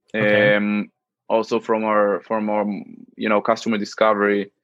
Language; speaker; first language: English; non-native, fluent; Hebrew